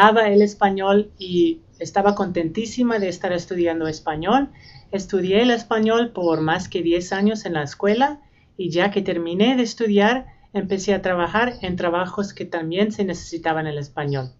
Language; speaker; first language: Spanish; non-native, learner; English